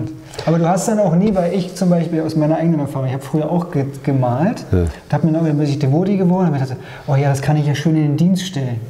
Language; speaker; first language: German; native; German